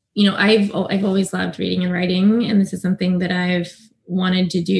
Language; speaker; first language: English; native; English